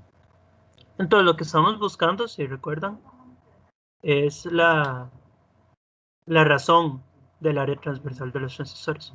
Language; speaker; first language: Spanish; native; Spanish